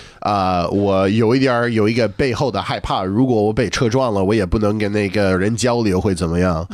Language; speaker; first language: Chinese; non-native, fluent; English